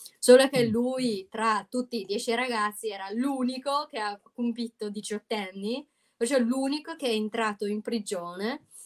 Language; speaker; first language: Italian; non-native, fluent; Chinese